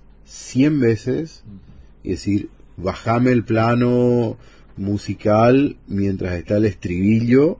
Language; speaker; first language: Spanish; native; Spanish